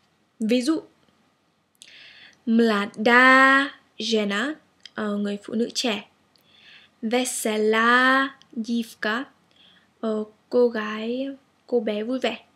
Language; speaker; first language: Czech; non-native, fluent; Vietnamese